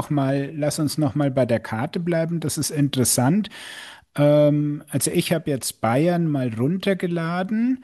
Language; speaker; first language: German; native; German